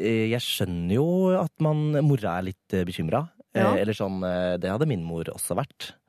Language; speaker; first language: Norwegian; native; Norwegian